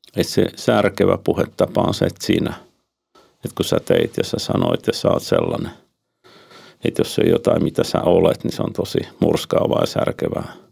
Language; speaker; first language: Finnish; native; Finnish